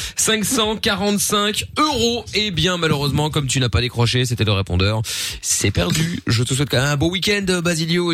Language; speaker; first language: French; early bilingual, other home language; Portuguese